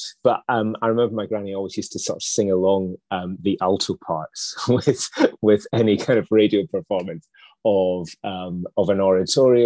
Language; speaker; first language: English; native; English